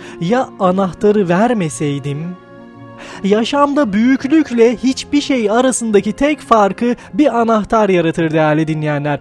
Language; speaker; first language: Turkish; native; Turkish